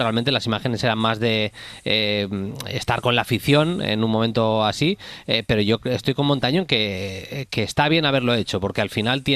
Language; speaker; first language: Spanish; native; Spanish